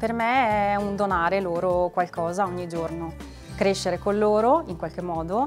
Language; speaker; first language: Italian; native; Italian